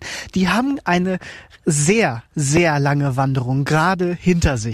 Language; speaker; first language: German; native; German